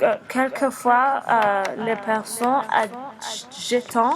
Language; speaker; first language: French; non-native, learner; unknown